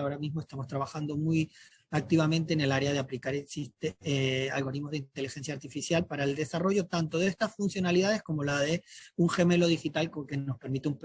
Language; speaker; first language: Spanish; native; Spanish